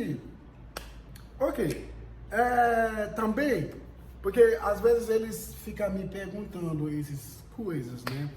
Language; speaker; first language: Portuguese; non-native, fluent; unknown